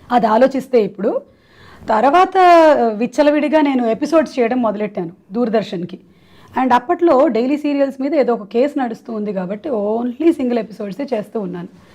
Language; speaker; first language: Telugu; non-native, local second language; Malayalam